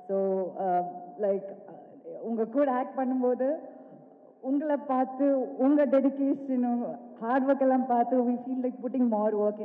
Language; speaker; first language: Tamil; non-native, local second language; Malayalam